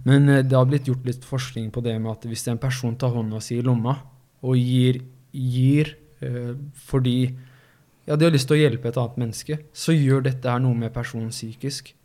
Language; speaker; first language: Norwegian; early bilingual, other home language; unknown